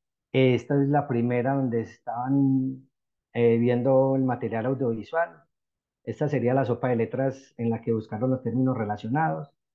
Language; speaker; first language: Spanish; native; Spanish